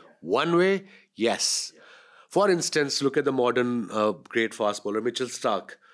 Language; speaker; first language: English; non-native, local second language; Urdu